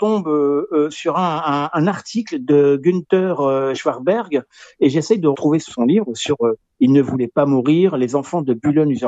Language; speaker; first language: French; native; French